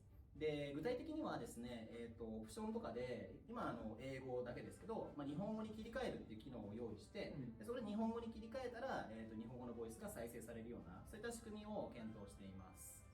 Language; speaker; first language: Japanese; native; Japanese